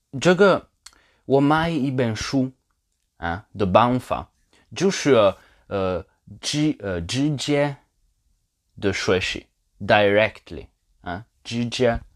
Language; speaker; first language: Chinese; non-native, learner; Polish